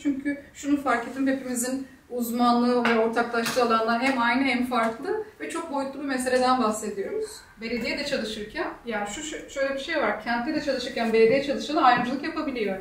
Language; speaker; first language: Turkish; native; Turkish